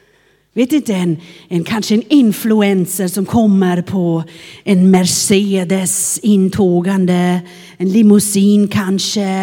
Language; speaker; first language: Swedish; non-native, fluent; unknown